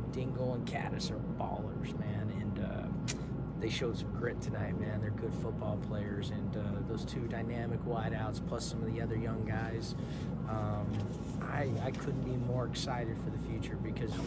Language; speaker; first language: English; native; English